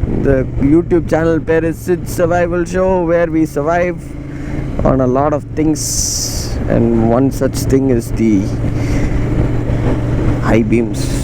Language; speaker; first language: English; non-native, local second language; Tamil